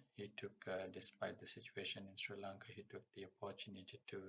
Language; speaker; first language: English; non-native, local second language; Sinhala